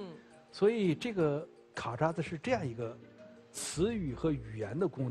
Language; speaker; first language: Chinese; native; Chinese